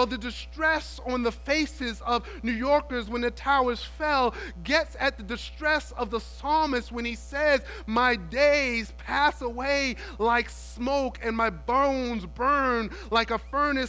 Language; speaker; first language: English; native; English